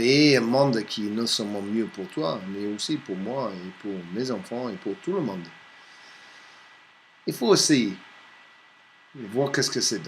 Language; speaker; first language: French; non-native, fluent; English